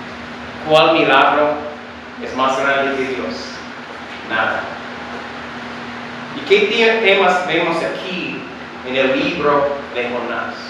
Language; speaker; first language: Spanish; non-native, fluent; English